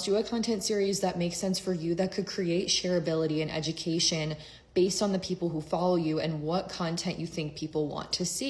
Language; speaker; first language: English; native; English